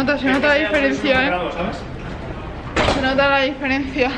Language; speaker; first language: Spanish; native; Spanish